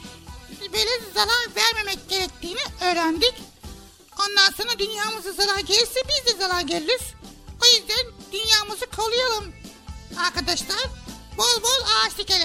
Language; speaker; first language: Turkish; native; Turkish